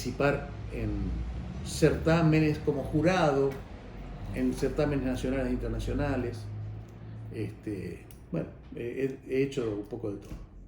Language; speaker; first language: Spanish; native; Spanish